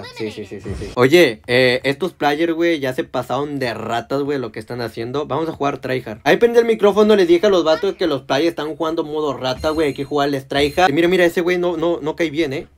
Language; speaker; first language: Spanish; native; Spanish